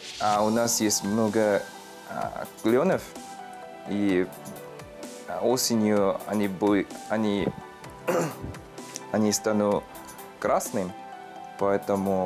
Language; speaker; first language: Russian; non-native, learner; Korean